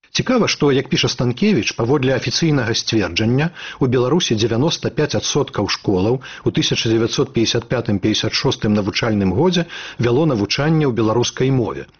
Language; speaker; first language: Belarusian; native; Belarusian